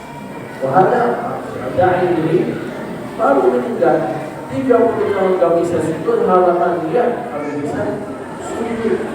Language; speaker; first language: Indonesian; non-native, learner; Arabic